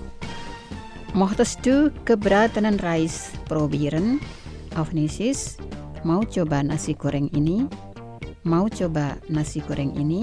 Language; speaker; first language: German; non-native, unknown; Indonesian